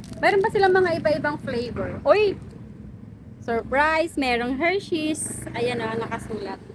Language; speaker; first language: Filipino; non-native, local second language; Pampanga